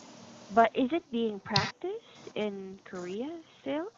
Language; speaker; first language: English; non-native, fluent; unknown